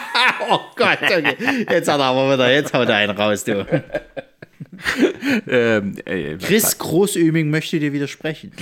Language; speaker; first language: German; native; German